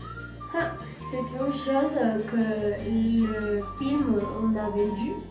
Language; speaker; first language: French; non-native, learner; Spanish